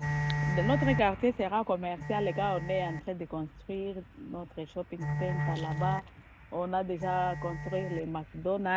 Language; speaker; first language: French; non-native, local second language; Swahili